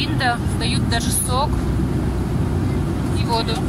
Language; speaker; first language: Russian; native; Russian